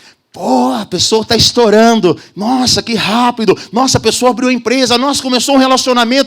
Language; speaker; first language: Portuguese; native; Portuguese